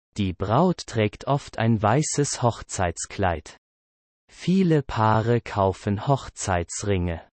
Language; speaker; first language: German; non-native, learner; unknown